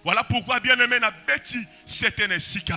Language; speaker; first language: French; non-native, local second language; Lingala